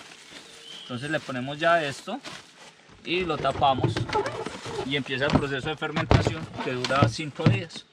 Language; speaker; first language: Spanish; native; Spanish